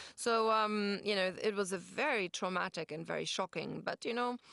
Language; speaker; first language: English; non-native, fluent; German